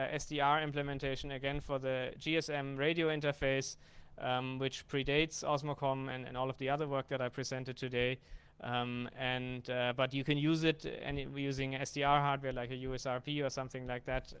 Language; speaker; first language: English; non-native, fluent; German